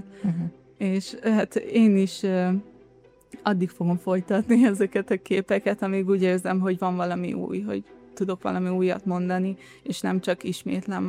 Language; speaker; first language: Hungarian; non-native, fluent; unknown